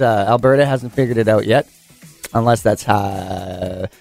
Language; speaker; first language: English; native; English